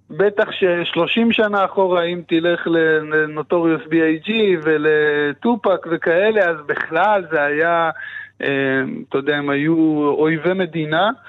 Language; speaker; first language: Hebrew; native; Hebrew